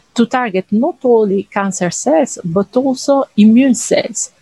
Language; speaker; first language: English; non-native, fluent; Italian